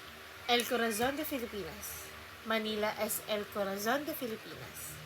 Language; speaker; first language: Spanish; non-native, learner; Filipino